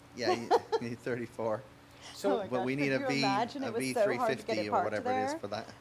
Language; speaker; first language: English; native; English